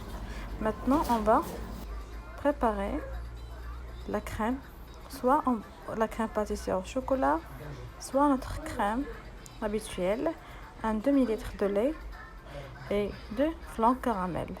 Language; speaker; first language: French; non-native, local second language; Arabic